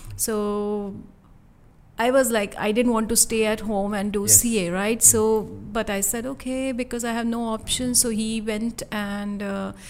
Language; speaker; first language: English; non-native, local second language; Hindi